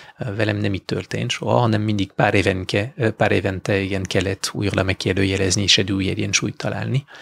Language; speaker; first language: Hungarian; non-native, fluent; French